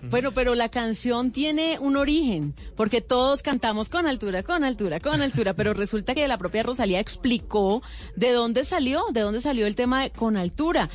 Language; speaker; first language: Spanish; native; Spanish